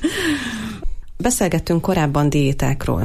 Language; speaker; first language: Hungarian; native; Hungarian